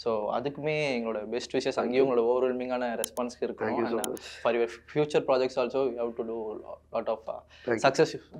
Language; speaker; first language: Tamil; native; Tamil